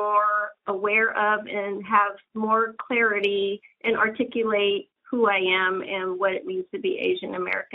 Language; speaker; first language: English; early bilingual, other home language; Japanese